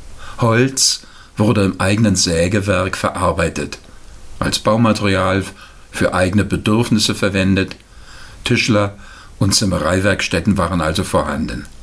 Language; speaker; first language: German; native; German